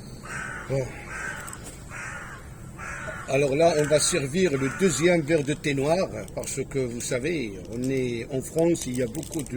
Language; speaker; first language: French; native; French